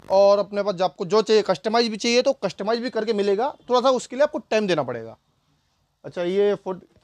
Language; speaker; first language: Hindi; native; Hindi